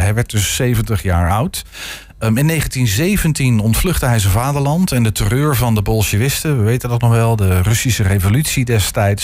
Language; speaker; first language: Dutch; native; Dutch